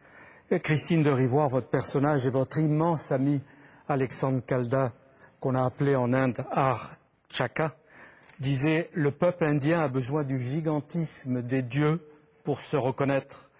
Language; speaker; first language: French; native; French